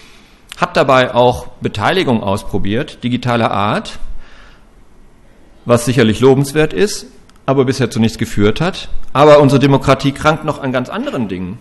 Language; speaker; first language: German; native; German